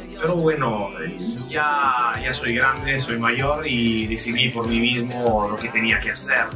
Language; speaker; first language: Spanish; non-native, fluent; Italian